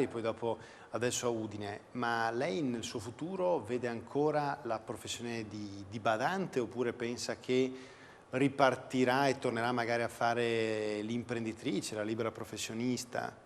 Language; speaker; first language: Italian; native; Italian